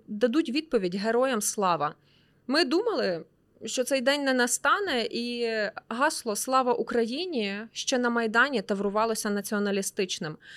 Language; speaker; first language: Ukrainian; native; Ukrainian